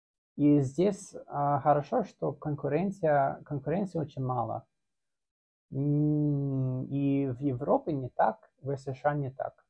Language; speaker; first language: Russian; non-native, fluent; English